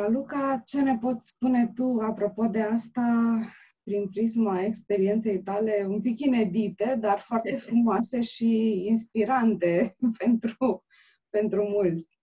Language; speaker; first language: Romanian; native; Romanian